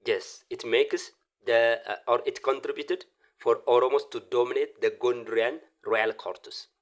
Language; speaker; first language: English; non-native, local second language; Amharic